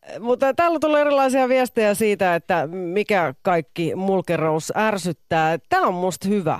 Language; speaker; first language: Finnish; native; Finnish